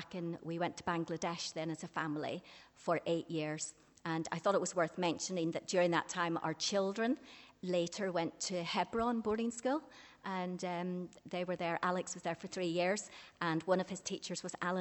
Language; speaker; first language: English; native; English